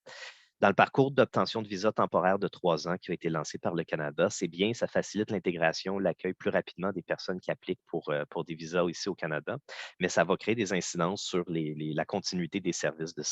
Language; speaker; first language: French; native; French